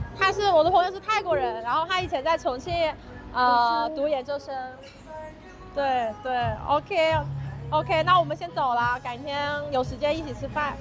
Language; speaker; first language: Chinese; native; Chinese